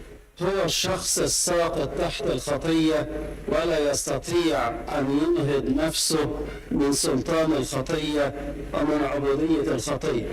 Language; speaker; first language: Arabic; native; Arabic